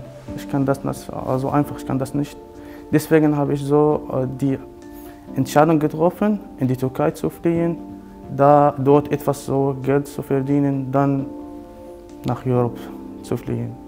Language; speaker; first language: German; non-native, fluent; Arabic